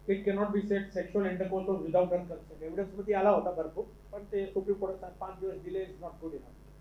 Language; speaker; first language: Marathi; non-native, local second language; Urdu